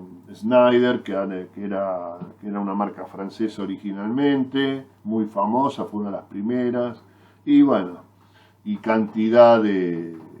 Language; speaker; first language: Spanish; native; Spanish